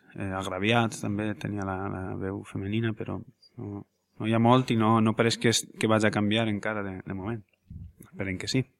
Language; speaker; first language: Catalan; native; Catalan